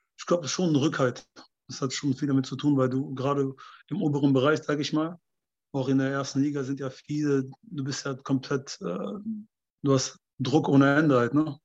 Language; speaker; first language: German; early bilingual, other home language; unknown